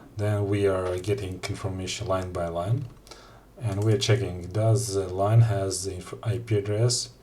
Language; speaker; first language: English; non-native, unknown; Russian